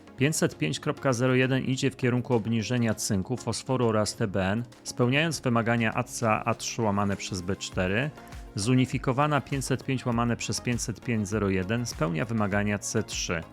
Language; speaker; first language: Polish; native; Polish